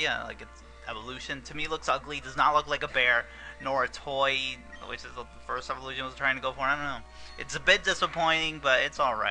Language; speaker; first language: English; native; English